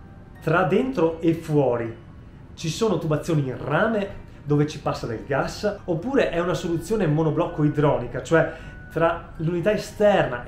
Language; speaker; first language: Italian; native; Italian